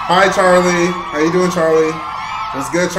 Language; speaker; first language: English; native; English